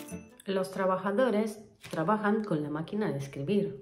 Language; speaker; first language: Spanish; non-native, fluent; Polish